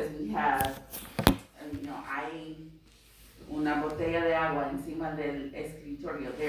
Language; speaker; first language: Spanish; non-native, fluent; English